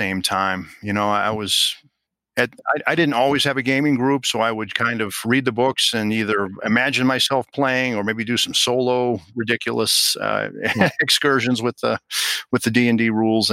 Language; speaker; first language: English; native; English